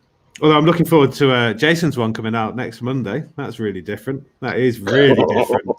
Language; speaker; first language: English; native; English